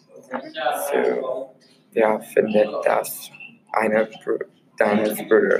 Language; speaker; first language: German; non-native, learner; English